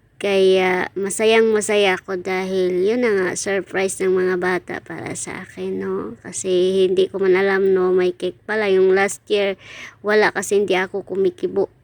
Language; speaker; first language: Filipino; non-native, local second language; Cebuano